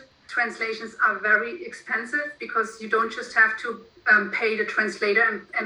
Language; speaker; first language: English; non-native, fluent; German